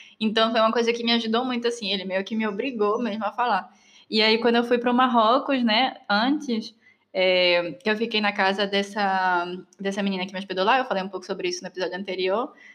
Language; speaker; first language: Portuguese; native; Portuguese